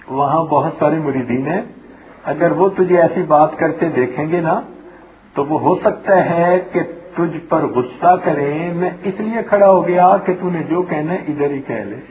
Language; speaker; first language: Urdu; non-native, local second language; Punjabi